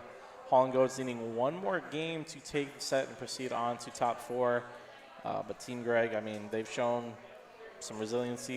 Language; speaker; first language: English; native; English